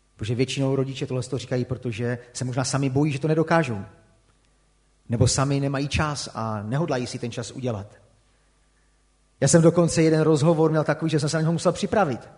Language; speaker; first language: Czech; native; Czech